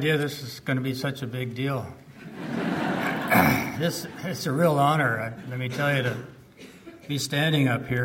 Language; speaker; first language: English; early bilingual, other home language; French